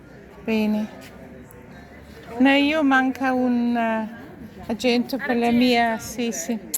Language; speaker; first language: Italian; non-native, learner; English